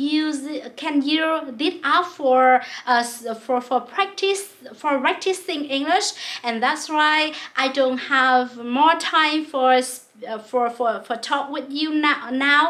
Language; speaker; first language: English; non-native, local second language; Vietnamese